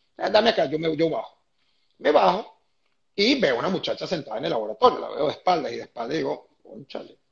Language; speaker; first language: Spanish; native; Spanish